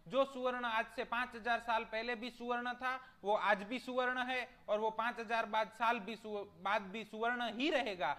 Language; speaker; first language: Hindi; non-native, local second language; Gujarati